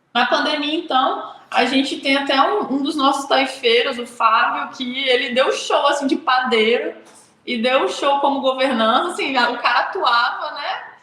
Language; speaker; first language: Portuguese; native; Portuguese